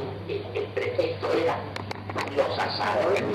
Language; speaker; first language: Spanish; native; Spanish